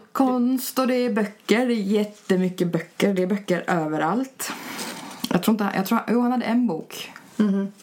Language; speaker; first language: Swedish; early bilingual, other home language; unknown